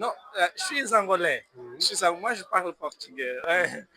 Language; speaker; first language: French; non-native, fluent; Portuguese